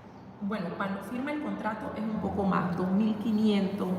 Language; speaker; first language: Spanish; native; Spanish